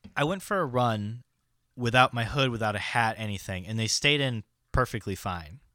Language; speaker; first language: English; native; English